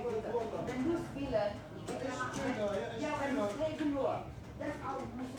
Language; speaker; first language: German; non-native, learner; Indonesian